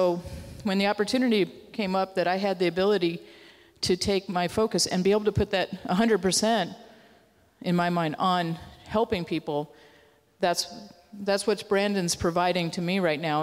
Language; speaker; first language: English; native; English